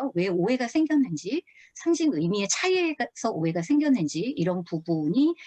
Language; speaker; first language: Korean; native; Korean